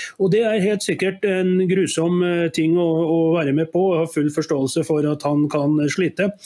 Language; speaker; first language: Norwegian; native; Norwegian